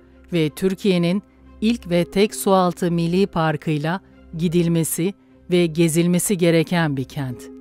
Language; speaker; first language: Turkish; native; Turkish